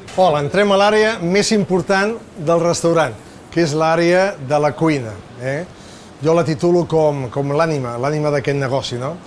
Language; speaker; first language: Catalan; native; Catalan